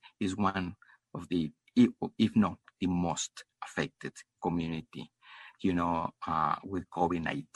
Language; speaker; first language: English; non-native, fluent; Spanish